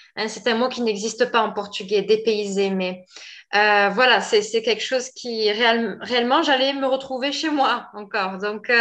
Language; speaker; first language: French; native; French